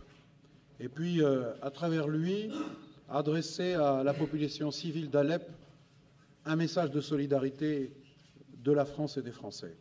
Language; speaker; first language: French; native; French